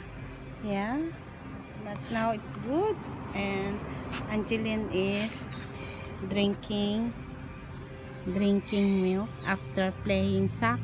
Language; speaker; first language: English; non-native, local second language; Filipino